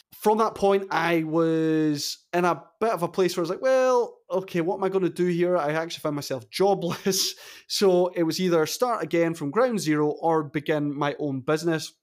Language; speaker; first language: English; native; English